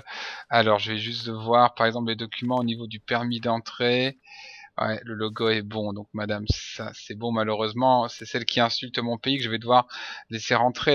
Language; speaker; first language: French; native; French